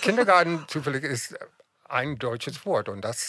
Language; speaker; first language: German; non-native, fluent; English